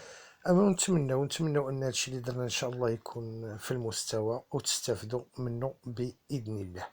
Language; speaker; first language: Arabic; native; Arabic